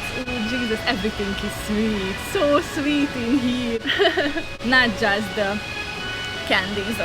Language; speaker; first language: English; non-native, learner; Hungarian